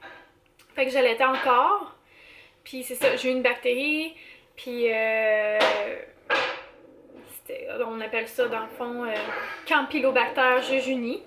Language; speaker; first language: French; native; French